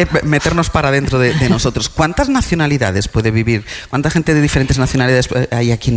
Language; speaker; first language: Spanish; native; Spanish